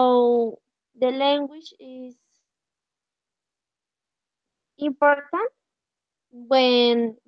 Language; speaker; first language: English; non-native, learner; Spanish